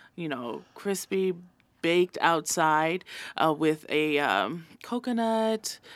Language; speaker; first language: English; non-native, fluent; Samoan